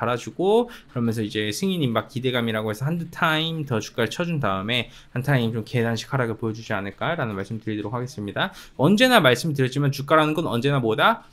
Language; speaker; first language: Korean; native; Korean